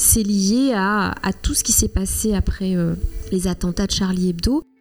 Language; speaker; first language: French; non-native, local second language; Kinyarwanda